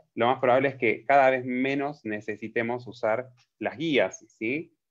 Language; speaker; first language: Spanish; native; Spanish